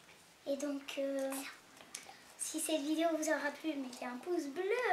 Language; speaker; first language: French; native; French